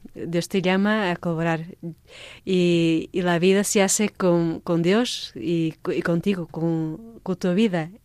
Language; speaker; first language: Spanish; non-native, fluent; Portuguese